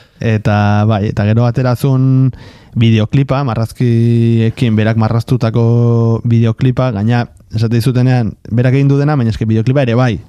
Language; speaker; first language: Basque; native; Basque